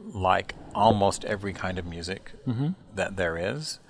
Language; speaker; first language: English; native; English